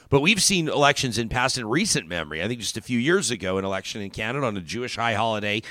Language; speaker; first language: English; native; English